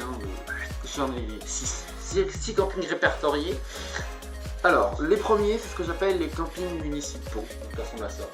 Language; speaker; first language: French; native; French